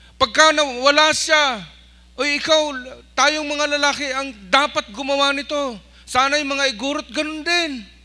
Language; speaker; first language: Filipino; non-native, local second language; Iloko